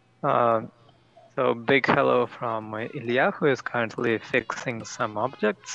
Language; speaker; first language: English; non-native, fluent; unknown